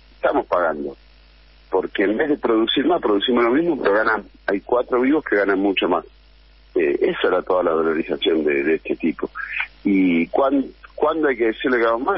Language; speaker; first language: Spanish; native; Spanish